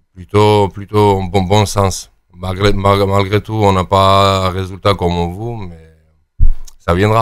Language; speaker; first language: French; non-native, fluent; Georgian